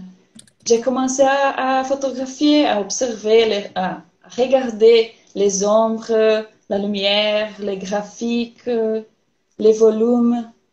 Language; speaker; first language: French; non-native, learner; Portuguese